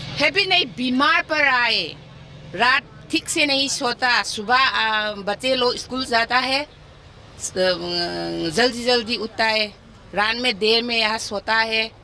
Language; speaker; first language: Hindi; non-native, local second language; Manipuri